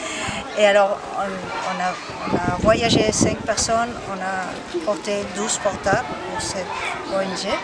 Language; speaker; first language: French; non-native, fluent; Spanish